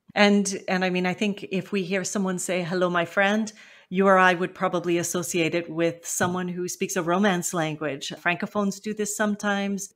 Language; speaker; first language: English; native; English